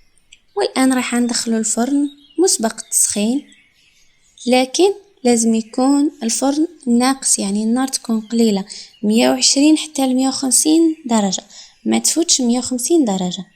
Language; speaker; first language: Arabic; native; Arabic